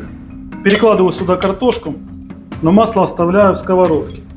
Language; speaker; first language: Russian; native; Russian